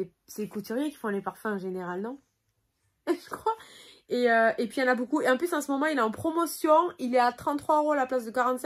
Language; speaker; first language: French; native; French